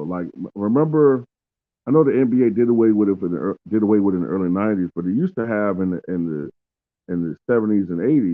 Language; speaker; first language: English; native; English